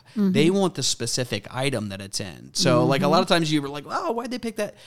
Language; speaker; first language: English; native; English